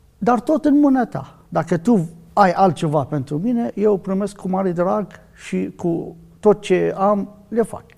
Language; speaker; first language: Romanian; non-native, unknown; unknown